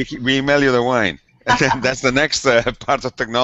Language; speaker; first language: English; non-native, fluent; Italian